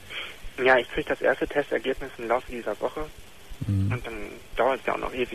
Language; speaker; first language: German; native; German